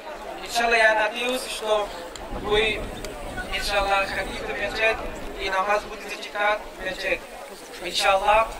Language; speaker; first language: Russian; non-native, learner; Bangla